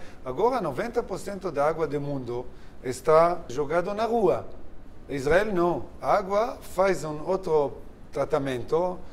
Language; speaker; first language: Portuguese; non-native, learner; Hebrew